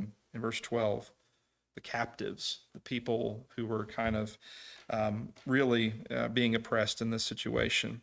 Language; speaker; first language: English; native; English